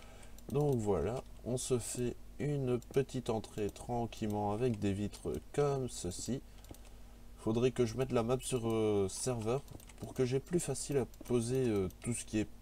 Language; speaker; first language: French; native; French